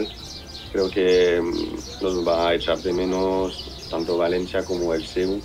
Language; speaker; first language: Spanish; non-native, fluent; French